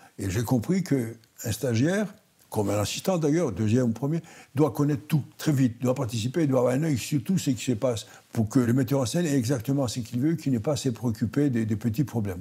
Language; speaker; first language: French; non-native, fluent; Greek